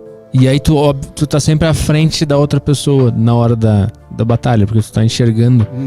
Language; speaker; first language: Portuguese; native; Portuguese